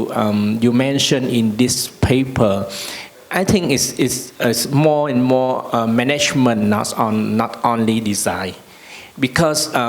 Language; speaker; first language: English; non-native, learner; Vietnamese